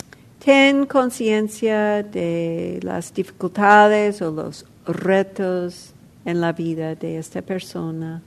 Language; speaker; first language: Spanish; non-native, fluent; English